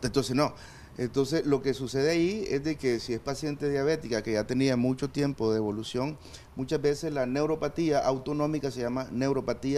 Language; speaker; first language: Spanish; native; Spanish